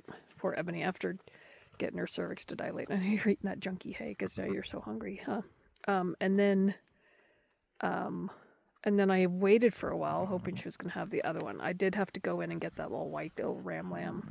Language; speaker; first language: English; native; English